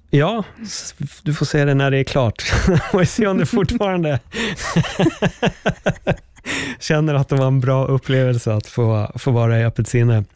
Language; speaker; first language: Swedish; native; Swedish